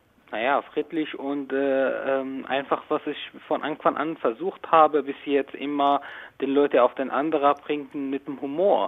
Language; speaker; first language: German; non-native, learner; Arabic